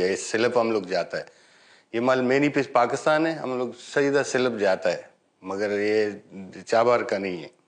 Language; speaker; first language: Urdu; non-native, learner; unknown